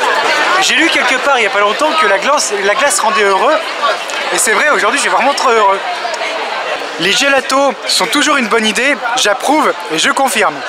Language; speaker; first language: French; native; French